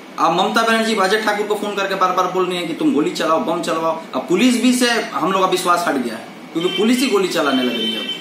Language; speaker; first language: Hindi; native; Hindi